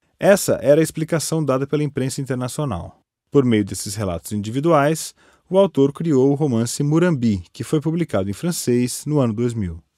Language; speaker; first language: Portuguese; native; Portuguese